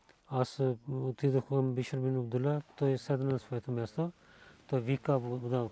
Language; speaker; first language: Bulgarian; non-native, learner; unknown